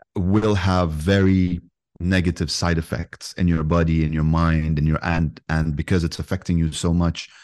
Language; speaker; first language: English; non-native, fluent; Arabic